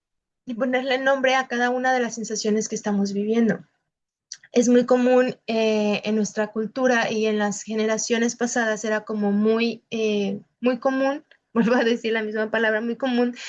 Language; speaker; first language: Spanish; native; Spanish